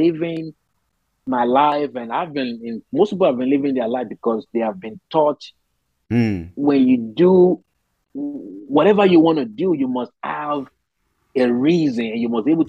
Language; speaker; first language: English; non-native, local second language; Yoruba